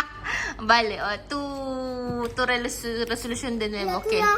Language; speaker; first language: Spanish; non-native, learner; Filipino